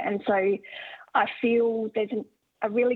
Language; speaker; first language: English; native; English